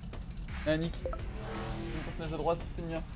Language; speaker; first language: French; native; French